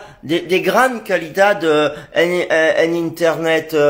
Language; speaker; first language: Spanish; non-native, learner; French